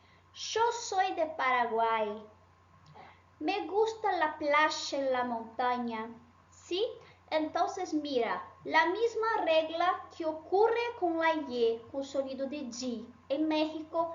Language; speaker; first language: Spanish; non-native, fluent; Portuguese